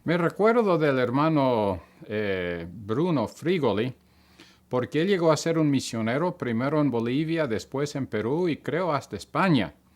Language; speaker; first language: Spanish; non-native, local second language; English